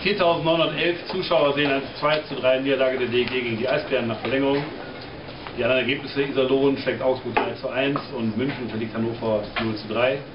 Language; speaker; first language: German; native; German